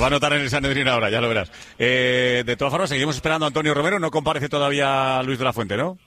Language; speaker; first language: Spanish; native; Spanish